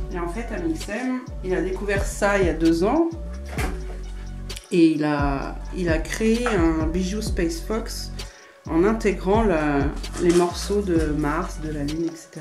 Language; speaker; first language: French; native; French